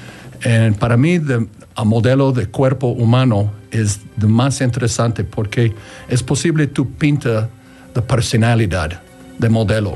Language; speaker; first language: Spanish; non-native, learner; English